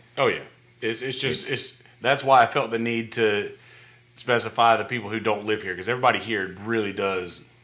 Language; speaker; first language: English; native; English